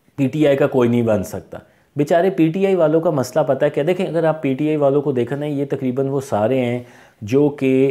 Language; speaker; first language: Urdu; non-native, local second language; Punjabi